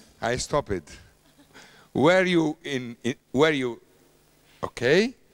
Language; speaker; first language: English; non-native, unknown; Italian